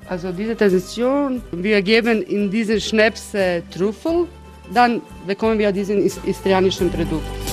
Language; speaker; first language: German; non-native, fluent; Croatian